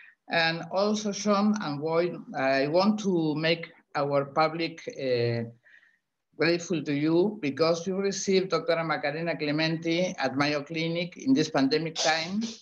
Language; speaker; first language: English; non-native, fluent; Spanish